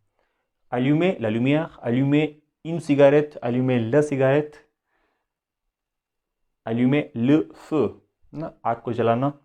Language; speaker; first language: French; non-native, fluent; Hindi